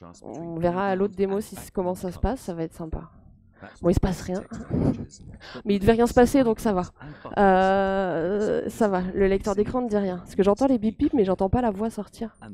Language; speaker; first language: French; native; French